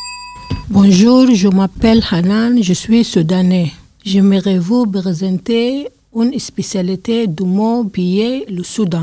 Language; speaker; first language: French; non-native, learner; Arabic